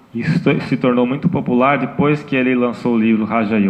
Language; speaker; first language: Portuguese; native; Portuguese